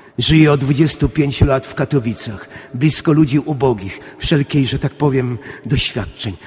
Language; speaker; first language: Polish; native; Polish